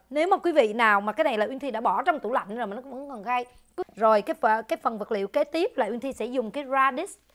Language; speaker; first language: Vietnamese; native; Vietnamese